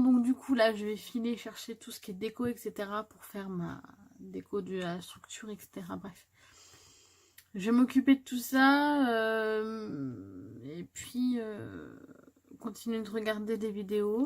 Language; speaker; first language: French; native; French